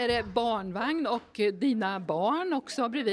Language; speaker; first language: Swedish; native; Swedish